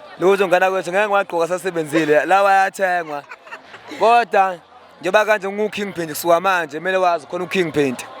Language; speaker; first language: Zulu; native; Zulu